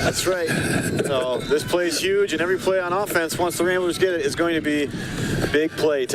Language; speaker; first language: English; native; English